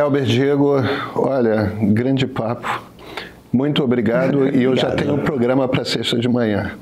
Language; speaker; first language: Portuguese; native; Portuguese